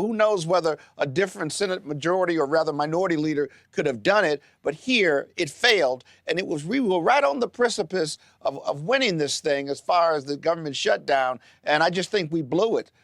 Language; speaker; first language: English; native; English